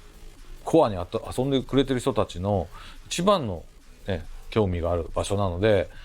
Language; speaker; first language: Japanese; native; Japanese